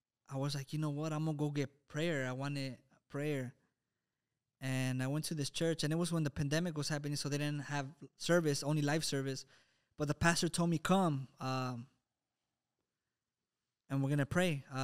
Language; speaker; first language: English; native; English